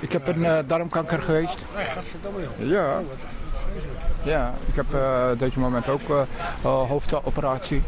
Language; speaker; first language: Dutch; non-native, learner; Turkish